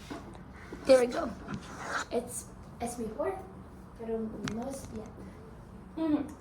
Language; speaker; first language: Spanish; non-native, learner; English